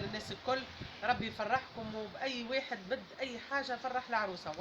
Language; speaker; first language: Arabic; native; Arabic